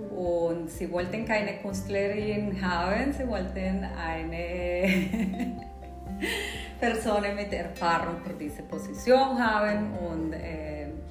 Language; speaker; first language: German; non-native, fluent; Spanish